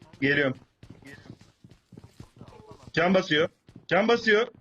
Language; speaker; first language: Turkish; native; Turkish